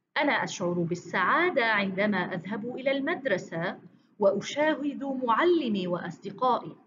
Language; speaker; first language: Arabic; non-native, learner; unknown